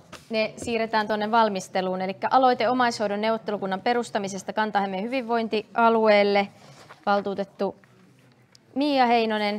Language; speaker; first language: Finnish; native; Finnish